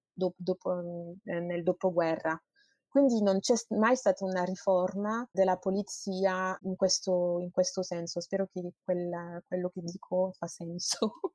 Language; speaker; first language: Italian; non-native, fluent; French